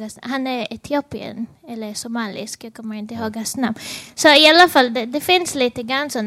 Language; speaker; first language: Swedish; non-native, fluent; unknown